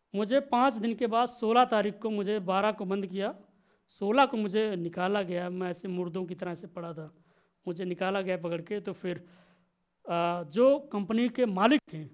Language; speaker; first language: Hindi; native; Hindi